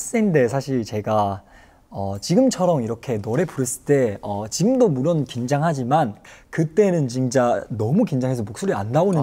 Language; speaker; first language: Korean; non-native, fluent; Chinese